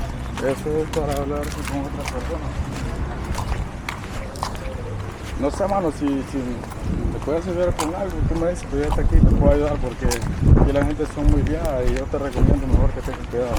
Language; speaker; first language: Spanish; native; Spanish